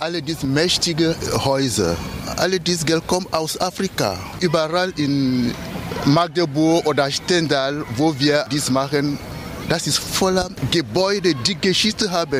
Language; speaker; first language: German; non-native, learner; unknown